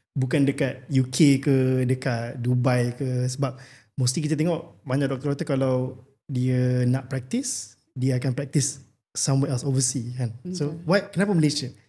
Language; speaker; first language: Malay; native; Malay